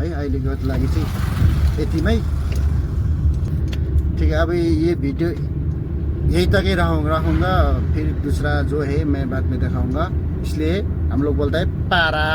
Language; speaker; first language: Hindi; non-native, local second language; Nepali